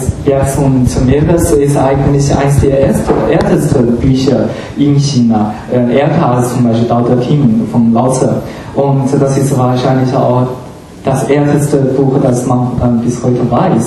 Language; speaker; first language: German; non-native, learner; Chinese